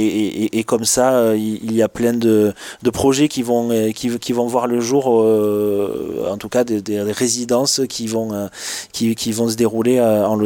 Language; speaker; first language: French; native; French